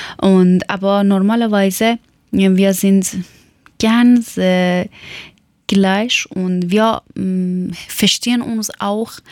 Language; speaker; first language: German; non-native, learner; Persian